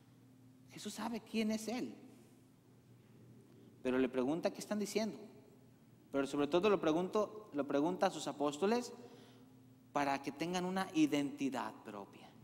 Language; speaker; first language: Spanish; native; Spanish